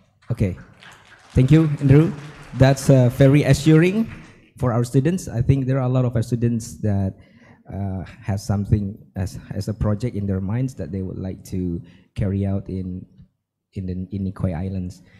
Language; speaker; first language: English; non-native, fluent; Indonesian